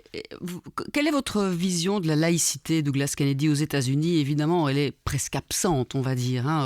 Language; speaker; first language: French; native; French